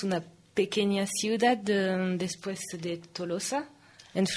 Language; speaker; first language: Spanish; non-native, learner; French